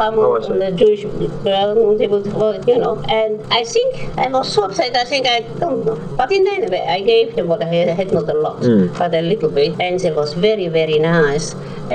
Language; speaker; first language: English; non-native, learner; German